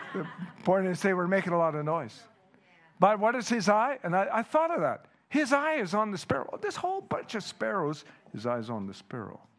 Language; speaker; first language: English; non-native, fluent; Dutch